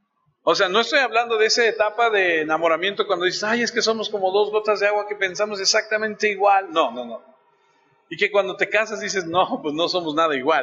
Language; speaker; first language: Spanish; native; Spanish